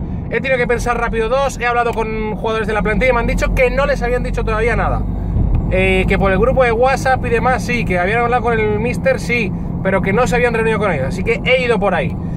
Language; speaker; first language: Spanish; native; Spanish